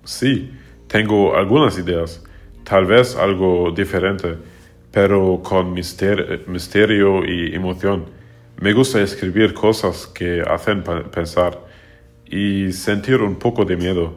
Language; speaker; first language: Spanish; non-native, learner; German